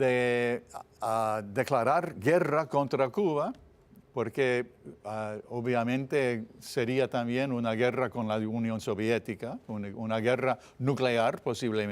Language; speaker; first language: Spanish; non-native, fluent; English